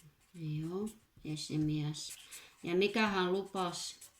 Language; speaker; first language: Finnish; non-native, fluent; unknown